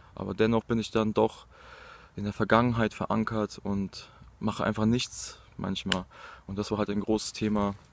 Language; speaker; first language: German; native; German